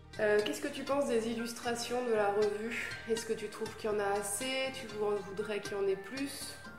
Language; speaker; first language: French; native; French